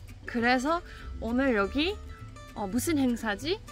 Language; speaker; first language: Korean; non-native, fluent; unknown